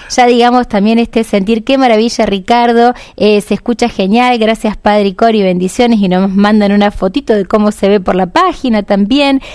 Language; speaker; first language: Spanish; native; Spanish